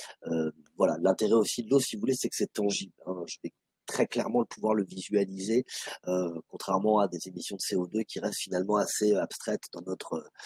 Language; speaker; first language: French; native; French